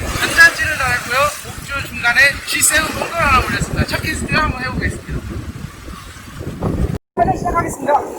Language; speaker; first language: Korean; native; Korean